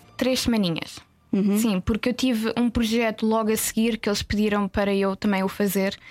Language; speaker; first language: Portuguese; native; Portuguese